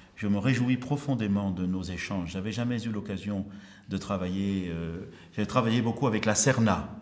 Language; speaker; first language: French; native; French